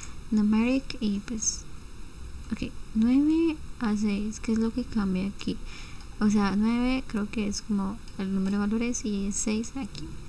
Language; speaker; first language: Spanish; native; Spanish